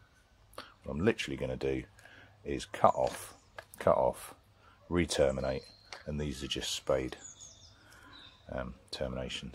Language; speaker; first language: English; native; English